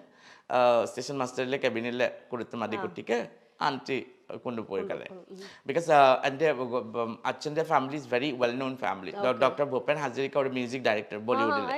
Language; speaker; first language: Malayalam; non-native, local second language; Assamese